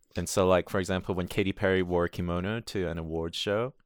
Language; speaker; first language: English; native; English